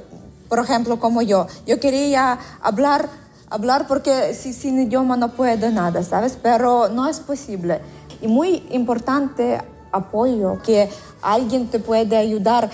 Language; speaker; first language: Spanish; non-native, learner; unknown